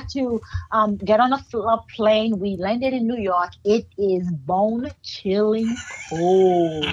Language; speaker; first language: English; non-native, fluent; Haitian Creole